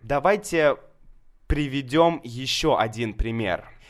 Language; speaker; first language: Russian; native; Russian